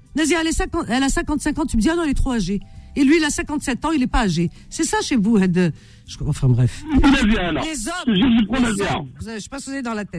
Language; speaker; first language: French; native; French